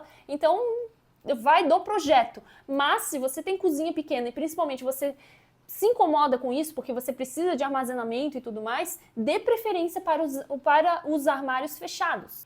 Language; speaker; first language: Portuguese; native; Portuguese